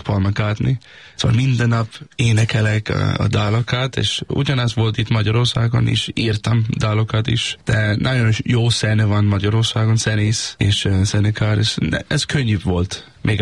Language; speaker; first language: Hungarian; non-native, learner; Danish